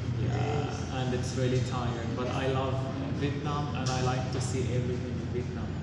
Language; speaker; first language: English; non-native, learner; Arabic